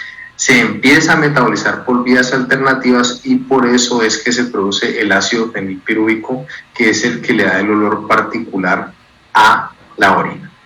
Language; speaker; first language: Spanish; native; Spanish